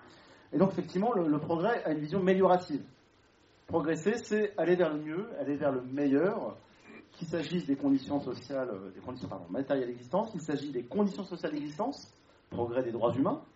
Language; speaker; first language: French; native; French